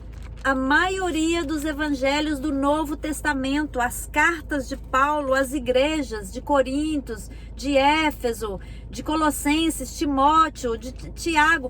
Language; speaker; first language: Portuguese; native; Portuguese